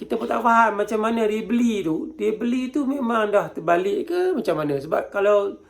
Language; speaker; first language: Malay; native; Malay